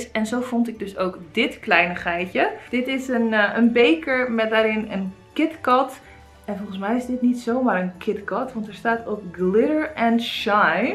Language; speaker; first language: Dutch; native; Dutch